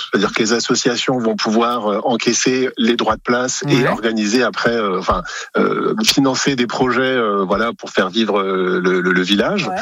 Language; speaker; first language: French; native; French